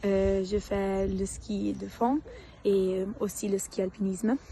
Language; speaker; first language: French; non-native, local second language; Italian